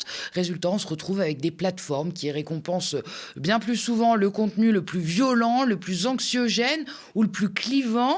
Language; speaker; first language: French; native; French